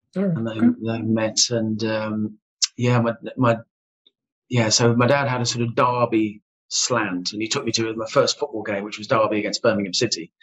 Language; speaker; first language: English; native; English